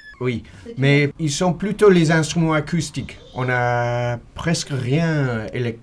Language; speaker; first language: French; non-native, fluent; English